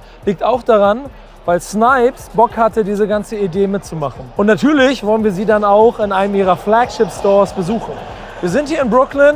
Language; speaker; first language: German; native; German